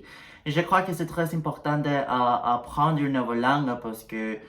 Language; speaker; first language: French; non-native, learner; Spanish